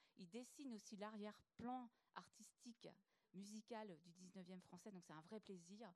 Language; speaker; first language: French; native; French